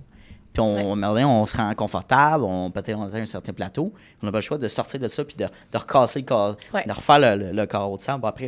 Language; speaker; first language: French; native; French